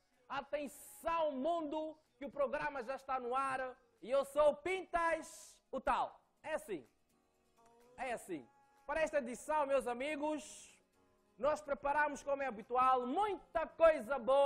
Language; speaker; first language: Portuguese; native; Portuguese